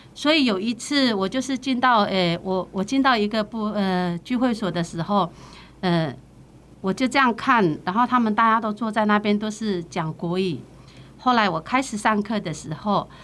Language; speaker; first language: Chinese; non-native, local second language; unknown